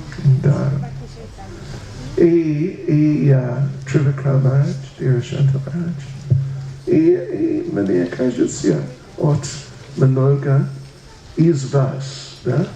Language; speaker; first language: Russian; non-native, learner; English